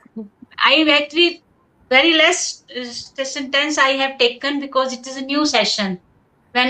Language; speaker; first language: English; non-native, local second language; Hindi